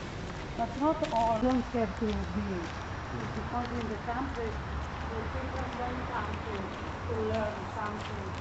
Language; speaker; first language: English; non-native, learner; Greek